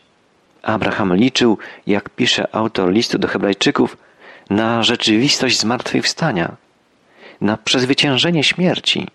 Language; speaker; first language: Polish; native; Polish